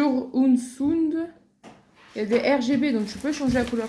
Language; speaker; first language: French; native; French